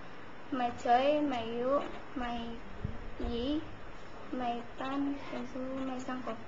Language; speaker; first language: Cantonese; non-native, learner; Indonesian